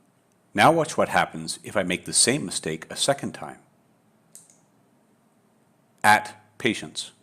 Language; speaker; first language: English; native; English